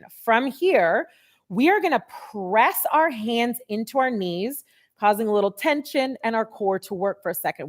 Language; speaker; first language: English; native; English